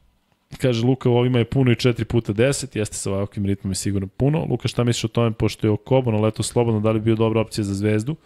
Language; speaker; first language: Serbian; native; Serbian